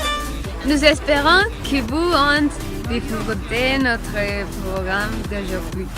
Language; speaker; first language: French; non-native, learner; Spanish